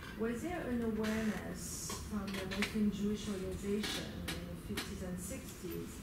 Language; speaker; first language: English; early bilingual, other home language; Arabic